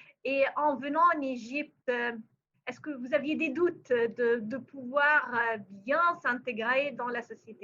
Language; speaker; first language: French; non-native, fluent; Arabic